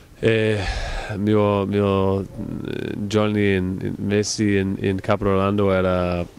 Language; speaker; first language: Italian; non-native, fluent; English